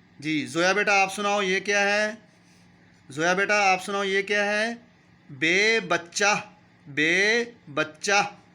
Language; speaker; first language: Urdu; non-native, local second language; Punjabi